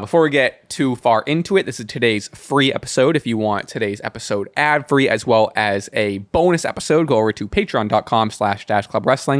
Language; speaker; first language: English; native; English